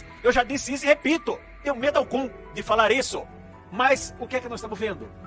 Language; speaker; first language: Portuguese; native; Portuguese